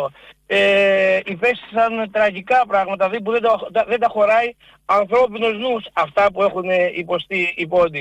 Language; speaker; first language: Greek; native; Greek